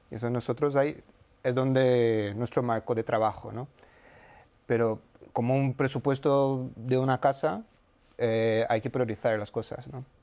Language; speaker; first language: Spanish; non-native, fluent; Portuguese